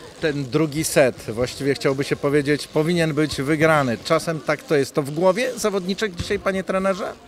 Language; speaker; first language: Polish; native; Polish